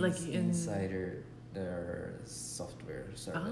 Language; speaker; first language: English; non-native, learner; Japanese